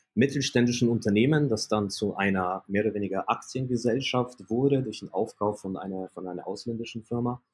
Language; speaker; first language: German; early bilingual, other home language; Polish